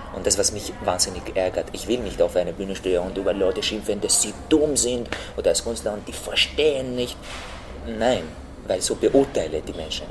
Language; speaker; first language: German; non-native, fluent; Arabic